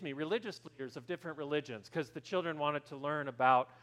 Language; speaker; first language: English; native; English